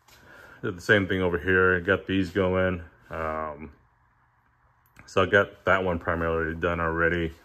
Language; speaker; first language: English; native; English